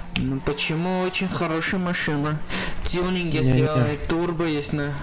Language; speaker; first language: Russian; non-native, learner; Armenian